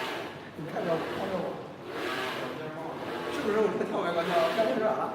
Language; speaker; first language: Chinese; native; Chinese